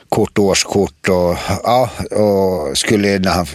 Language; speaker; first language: Swedish; early bilingual, other home language; Bosnian